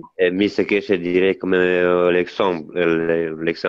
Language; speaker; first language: French; non-native, learner; Italian